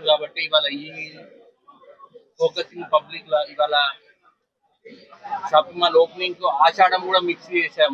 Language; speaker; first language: Telugu; native; Telugu